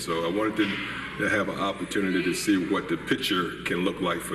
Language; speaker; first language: English; native; English